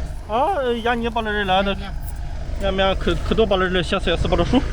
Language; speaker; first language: Russian; non-native, learner; Chinese